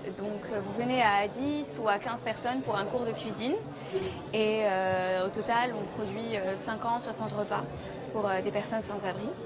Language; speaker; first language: French; non-native, local second language; Arabic